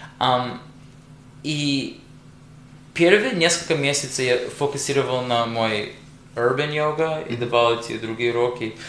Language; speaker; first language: Russian; non-native, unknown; English